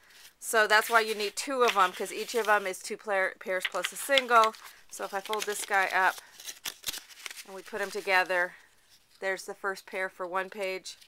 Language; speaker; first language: English; native; English